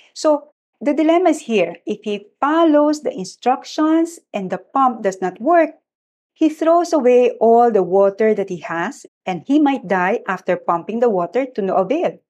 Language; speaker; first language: English; non-native, local second language; Filipino